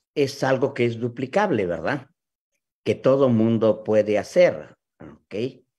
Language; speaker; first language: Spanish; native; Spanish